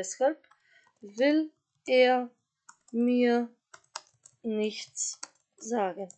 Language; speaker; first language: German; non-native, fluent; Macedonian